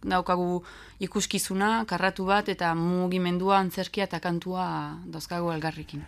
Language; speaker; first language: Basque; native; Basque